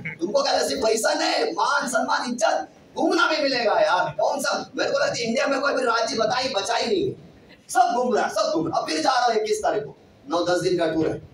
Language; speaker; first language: Hindi; non-native, local second language; Kannada